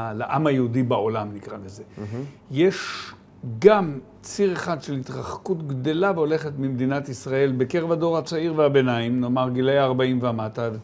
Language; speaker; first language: Hebrew; native; Hebrew